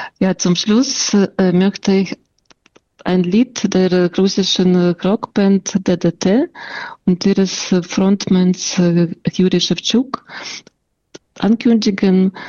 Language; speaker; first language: German; non-native, fluent; Russian